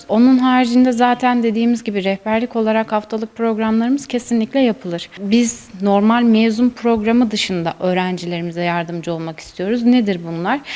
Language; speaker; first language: Turkish; native; Turkish